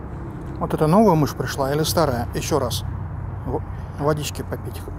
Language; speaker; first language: Russian; native; Russian